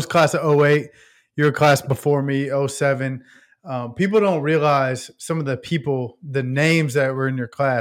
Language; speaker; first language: English; native; English